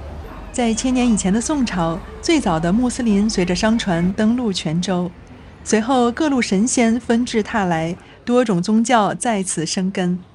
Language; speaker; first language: Chinese; native; Chinese